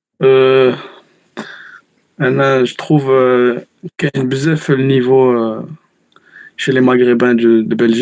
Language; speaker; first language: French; early bilingual, heritage; Arabic